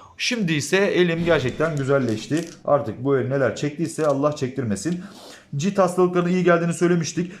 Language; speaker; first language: Turkish; native; Turkish